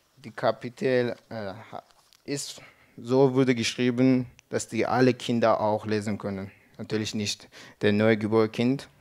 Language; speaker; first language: German; non-native, learner; Persian